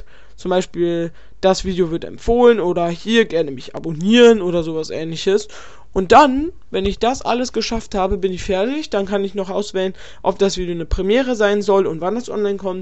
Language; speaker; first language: German; native; German